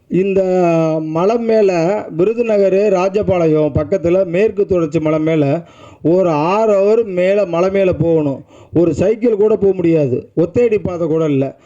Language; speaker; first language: Tamil; native; Tamil